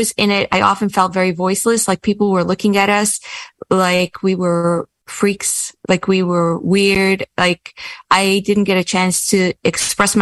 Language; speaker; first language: English; native; English